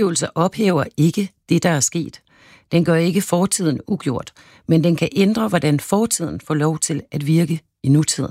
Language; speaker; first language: Danish; native; Danish